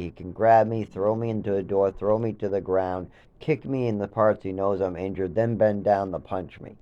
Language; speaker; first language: English; native; English